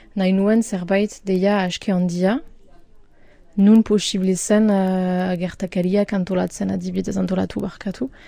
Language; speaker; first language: Basque; non-native, local second language; French